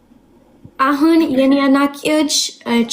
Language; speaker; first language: Amharic; early bilingual, heritage; English